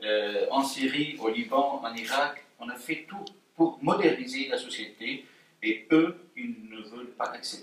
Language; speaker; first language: French; non-native, fluent; Arabic